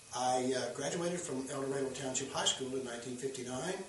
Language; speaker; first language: English; native; English